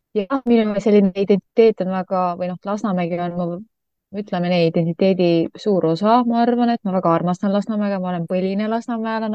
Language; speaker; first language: Estonian; non-native, local second language; Russian